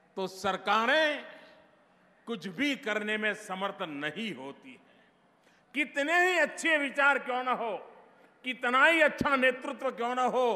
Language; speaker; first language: Hindi; non-native, local second language; Gujarati